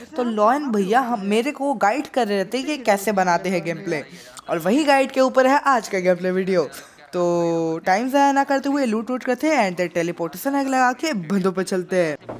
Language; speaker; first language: Hindi; native; Hindi